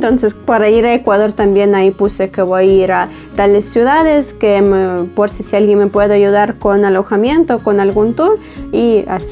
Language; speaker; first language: Spanish; non-native, fluent; Ukrainian